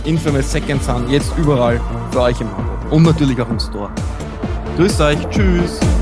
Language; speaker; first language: German; native; German